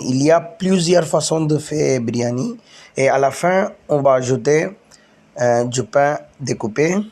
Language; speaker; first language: French; non-native, learner; Tamil